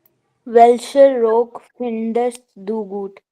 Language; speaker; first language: German; non-native, learner; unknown